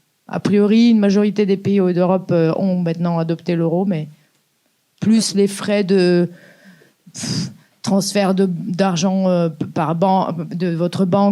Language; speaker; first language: French; native; French